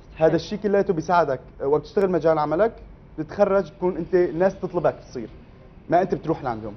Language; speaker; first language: Arabic; native; Arabic